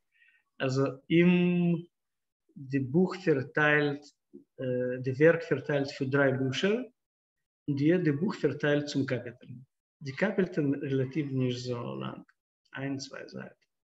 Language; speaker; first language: German; non-native, fluent; Russian